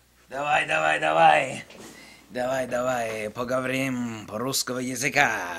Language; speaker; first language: Russian; non-native, learner; English